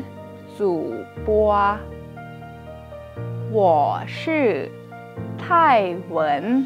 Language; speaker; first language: Chinese; non-native, fluent; Thai